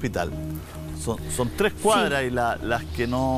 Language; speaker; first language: Spanish; native; Spanish